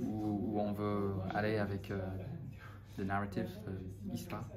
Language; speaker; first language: French; non-native, fluent; English